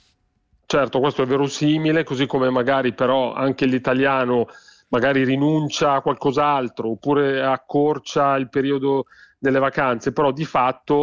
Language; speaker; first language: Italian; native; Italian